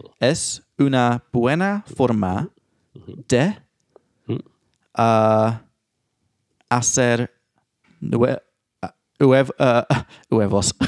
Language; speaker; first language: Spanish; non-native, learner; English